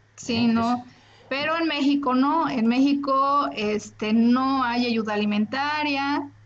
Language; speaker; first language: Spanish; native; Spanish